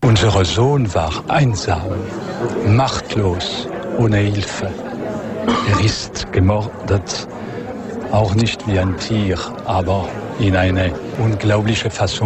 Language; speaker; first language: German; non-native, learner; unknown